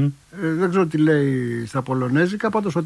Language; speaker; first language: Greek; native; Greek